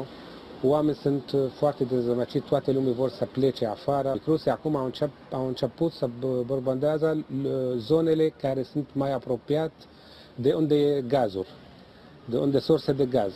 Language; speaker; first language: Romanian; non-native, fluent; Arabic